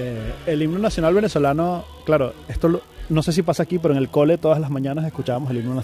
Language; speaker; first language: Spanish; native; Spanish